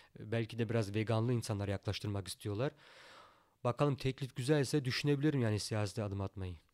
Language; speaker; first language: Turkish; early bilingual, heritage; Turkish